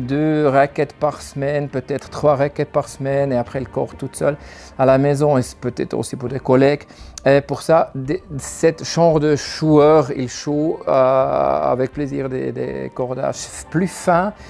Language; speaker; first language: French; non-native, learner; German